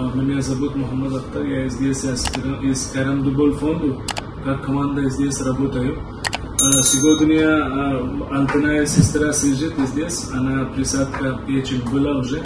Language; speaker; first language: Russian; non-native, learner; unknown